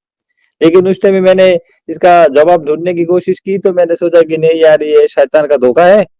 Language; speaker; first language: Hindi; non-native, learner; Bangla